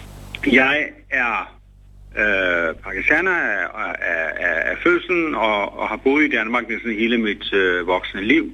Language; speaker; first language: Danish; non-native, fluent; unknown